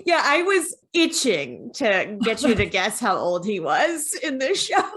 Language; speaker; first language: English; native; English